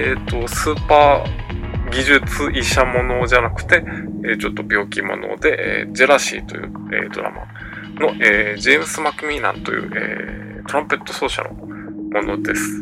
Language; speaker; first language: Japanese; native; Japanese